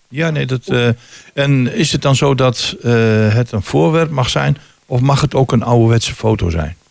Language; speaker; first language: Dutch; native; Dutch